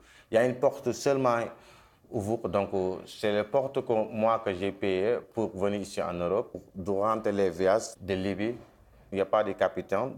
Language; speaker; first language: French; non-native, local second language; Wolof